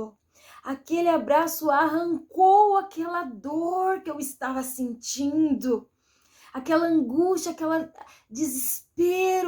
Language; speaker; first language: Portuguese; native; Portuguese